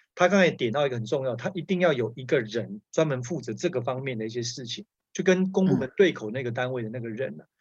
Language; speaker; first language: Chinese; native; Chinese